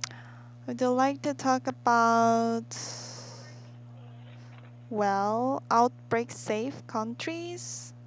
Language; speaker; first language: English; non-native, learner; Korean